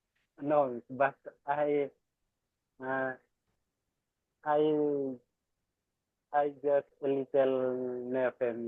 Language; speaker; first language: English; non-native, learner; Indonesian